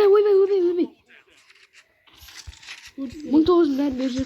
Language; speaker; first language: Turkish; non-native, learner; Kazakh